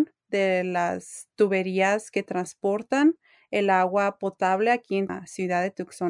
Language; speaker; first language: Spanish; early bilingual, heritage; English